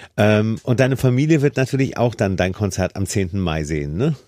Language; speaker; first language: German; native; German